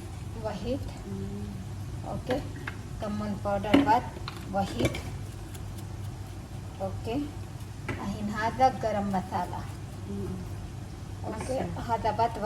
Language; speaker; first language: Arabic; non-native, learner; Urdu